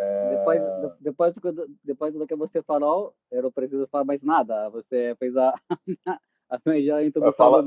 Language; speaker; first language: Portuguese; non-native, fluent; Italian